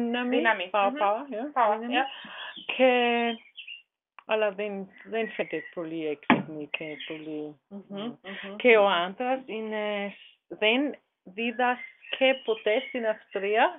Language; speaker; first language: Greek; non-native, learner; German